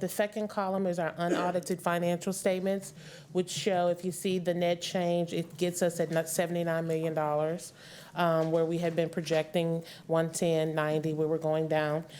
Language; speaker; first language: English; native; English